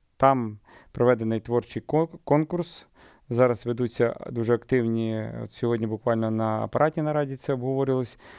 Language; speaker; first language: Ukrainian; native; Ukrainian